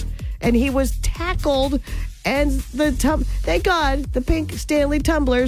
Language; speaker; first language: English; native; English